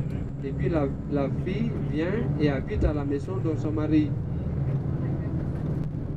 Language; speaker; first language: French; non-native, learner; Balinese